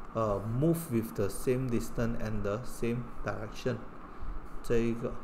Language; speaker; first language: English; non-native, local second language; Chinese